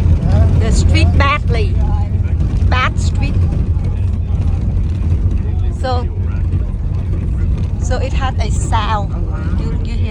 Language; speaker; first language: English; non-native, learner; Vietnamese